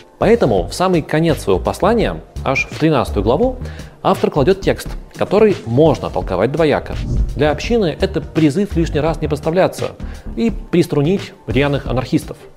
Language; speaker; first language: Russian; native; Russian